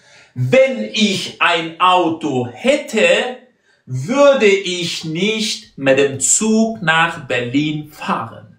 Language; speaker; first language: German; non-native, fluent; Persian